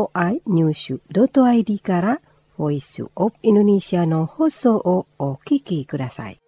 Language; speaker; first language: Japanese; non-native, fluent; Indonesian